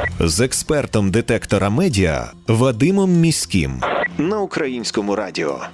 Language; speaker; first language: Ukrainian; native; Ukrainian